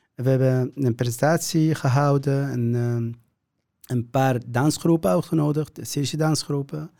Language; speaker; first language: Dutch; non-native, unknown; Kurdish